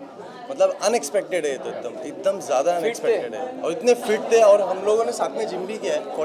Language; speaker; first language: Hindi; native; Hindi